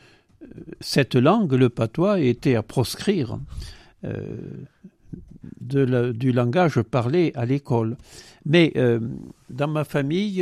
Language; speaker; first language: French; non-native, local second language; Occitan